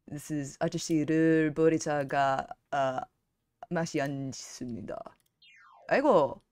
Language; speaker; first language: Korean; non-native, learner; English